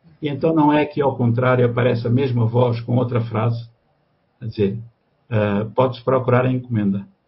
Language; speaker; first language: Portuguese; native; Portuguese